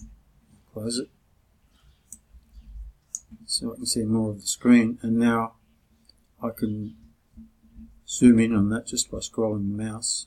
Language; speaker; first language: English; native; English